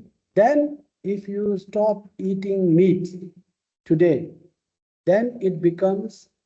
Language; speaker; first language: English; non-native, local second language; Tibetan